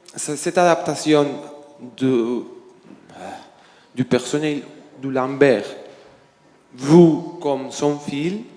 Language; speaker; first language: French; non-native, learner; Spanish